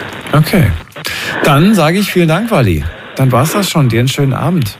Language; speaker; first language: German; native; German